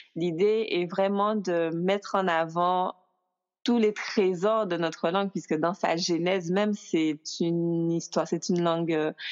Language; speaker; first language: French; native; French